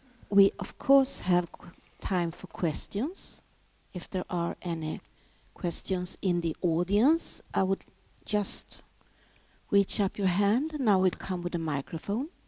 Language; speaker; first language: English; non-native, fluent; Swedish